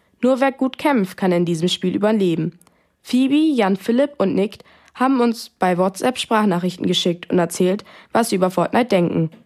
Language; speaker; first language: German; native; German